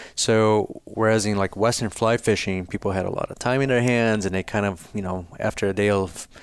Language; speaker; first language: English; early bilingual, other home language; Portuguese